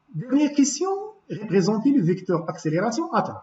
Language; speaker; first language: French; non-native, local second language; Arabic